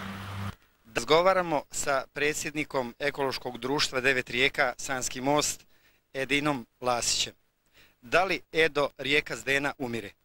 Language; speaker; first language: Bosnian; native; Bosnian